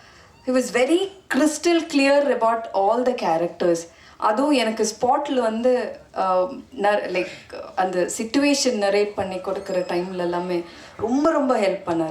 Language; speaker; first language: Tamil; non-native, fluent; Malayalam